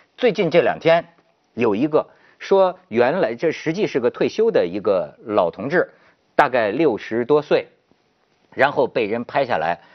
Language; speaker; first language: Chinese; native; Chinese